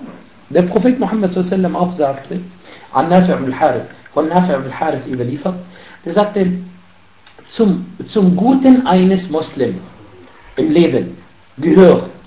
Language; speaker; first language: German; non-native, fluent; Arabic